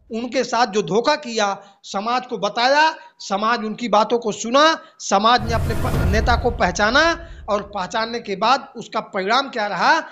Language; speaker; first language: Hindi; native; Hindi